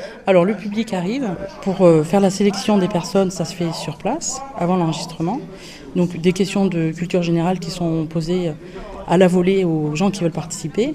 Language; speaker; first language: French; native; French